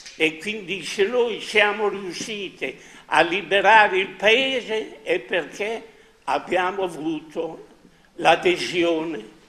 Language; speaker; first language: Italian; native; Italian